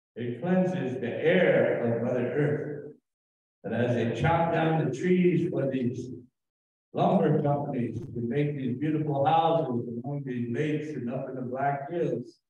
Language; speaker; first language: English; native; English